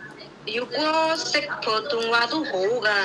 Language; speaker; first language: Cantonese; non-native, learner; Javanese